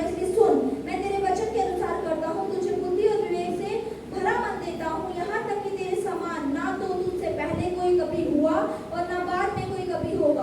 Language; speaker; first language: Hindi; native; Hindi